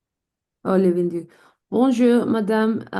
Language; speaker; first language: French; non-native, learner; English